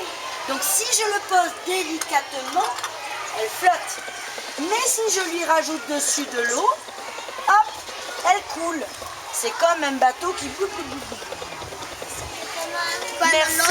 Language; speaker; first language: French; native; French